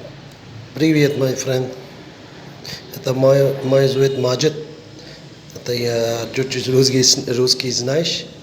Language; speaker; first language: Russian; non-native, learner; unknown